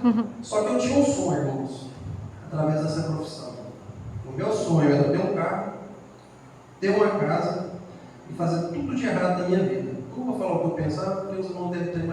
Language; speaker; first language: Portuguese; native; Portuguese